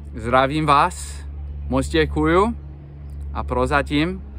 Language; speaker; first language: Czech; non-native, learner; English